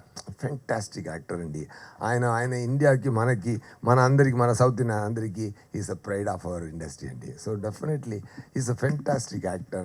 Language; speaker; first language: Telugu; non-native, local second language; Tamil